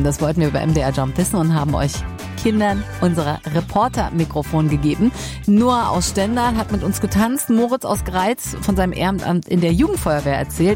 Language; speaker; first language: German; native; German